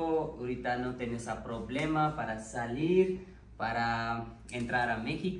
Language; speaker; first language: Spanish; non-native, learner; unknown